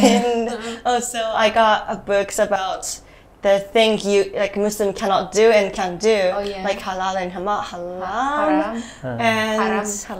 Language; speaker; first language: English; non-native, learner; Japanese